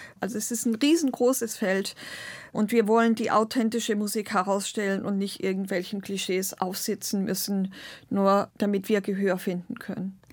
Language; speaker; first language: German; non-native, local second language; Romany